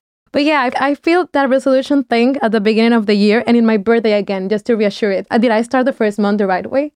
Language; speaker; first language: English; non-native, fluent; Spanish